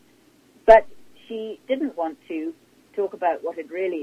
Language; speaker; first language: English; native; English